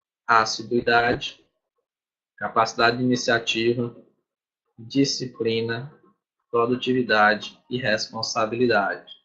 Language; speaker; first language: Portuguese; native; Portuguese